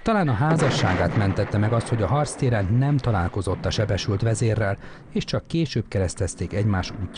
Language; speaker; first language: Hungarian; native; Hungarian